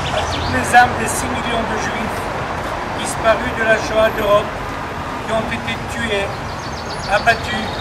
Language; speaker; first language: English; non-native, fluent; Hebrew